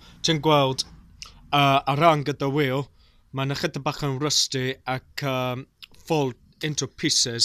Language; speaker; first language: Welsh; non-native, learner; English